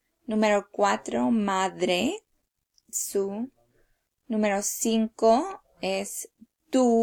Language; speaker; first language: Spanish; early bilingual, heritage; Spanish